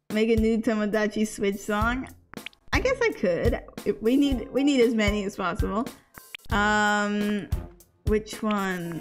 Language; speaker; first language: English; native; English